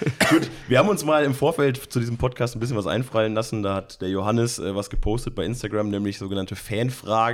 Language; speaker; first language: German; native; German